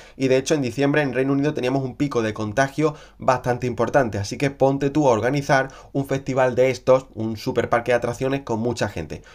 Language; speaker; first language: Spanish; native; Spanish